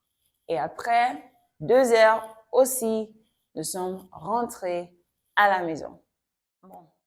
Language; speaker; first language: French; non-native, fluent; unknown